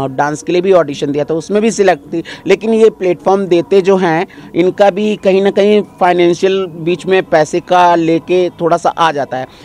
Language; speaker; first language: Hindi; native; Hindi